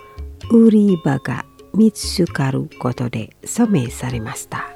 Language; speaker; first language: Japanese; non-native, fluent; Indonesian